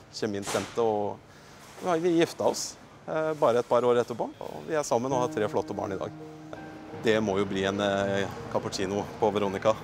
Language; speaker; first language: Norwegian; native; Norwegian